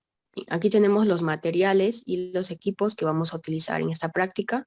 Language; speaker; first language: Spanish; native; Spanish